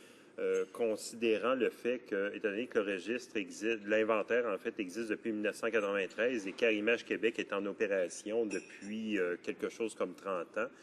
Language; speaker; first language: French; native; French